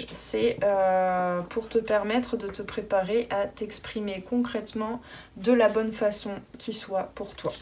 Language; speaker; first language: French; native; French